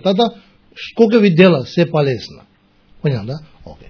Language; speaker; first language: Russian; non-native, learner; Tibetan